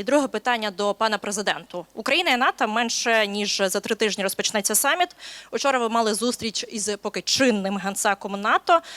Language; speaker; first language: Ukrainian; native; Ukrainian